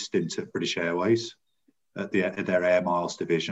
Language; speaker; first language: English; native; English